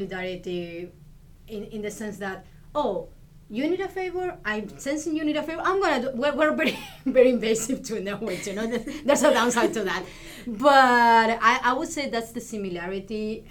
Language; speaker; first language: English; non-native, fluent; Spanish